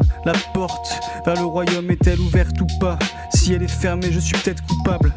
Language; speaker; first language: French; native; French